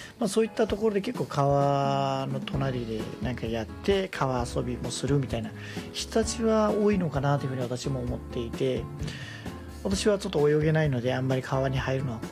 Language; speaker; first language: Japanese; non-native, fluent; Nepali